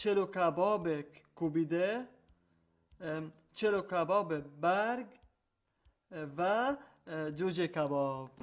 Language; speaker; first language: Persian; non-native, learner; Arabic